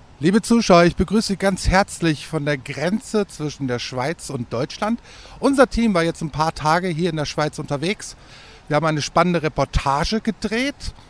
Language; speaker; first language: German; native; German